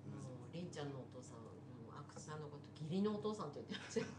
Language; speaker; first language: Japanese; native; Japanese